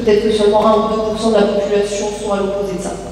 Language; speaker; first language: French; native; French